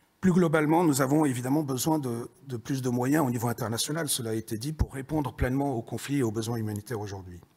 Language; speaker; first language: French; native; French